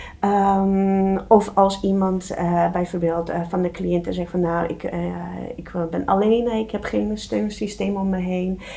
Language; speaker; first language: Dutch; non-native, fluent; Czech